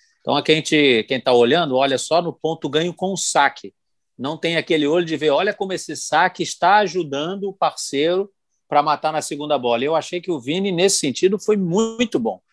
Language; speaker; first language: Portuguese; native; Portuguese